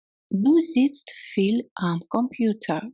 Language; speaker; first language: German; non-native, fluent; Russian